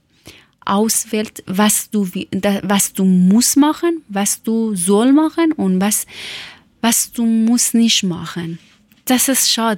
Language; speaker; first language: German; non-native, learner; Persian